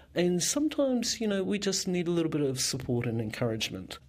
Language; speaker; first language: English; native; English